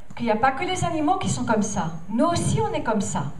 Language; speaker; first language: French; non-native, fluent; English